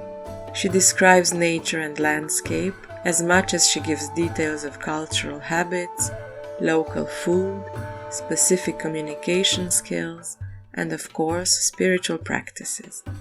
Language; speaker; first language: English; non-native, fluent; French